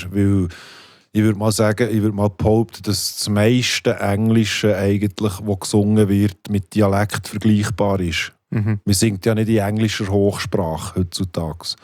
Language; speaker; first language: German; native; German